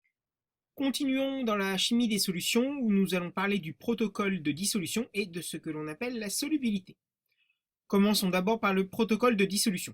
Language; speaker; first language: French; native; French